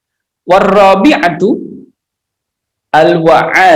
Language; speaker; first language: Arabic; non-native, fluent; Indonesian